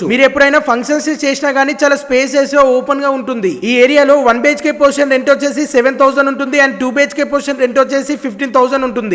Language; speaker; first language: Telugu; native; Telugu